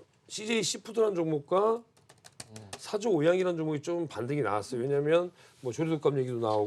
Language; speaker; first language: Korean; native; Korean